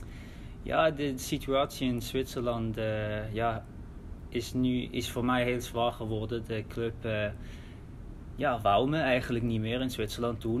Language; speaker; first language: Dutch; early bilingual, heritage; German